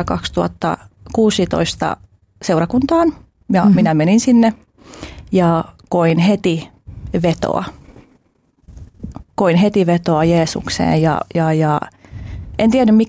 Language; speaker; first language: Finnish; early bilingual, other home language; Albanian